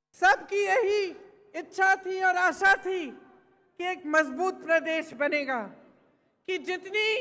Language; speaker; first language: Hindi; native; Hindi